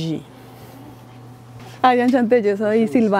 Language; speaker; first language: French; non-native, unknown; Spanish